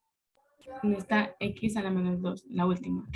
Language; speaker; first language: Spanish; native; Spanish